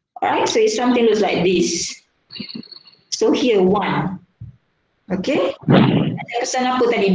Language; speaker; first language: English; non-native, local second language; Malay